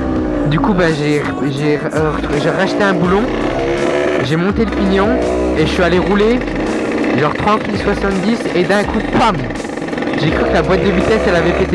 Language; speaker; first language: French; native; French